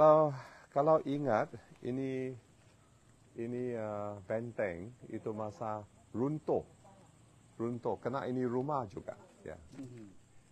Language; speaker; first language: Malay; non-native, local second language; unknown